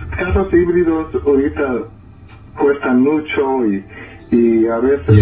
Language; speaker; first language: Spanish; early bilingual, heritage; Spanish